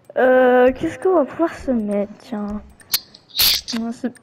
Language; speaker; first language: French; native; French